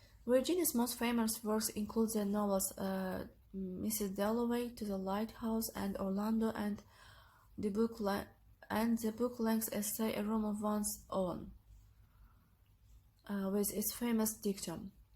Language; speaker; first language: English; non-native, fluent; Azerbaijani